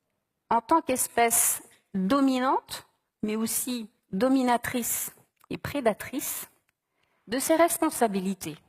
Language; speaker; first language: French; native; French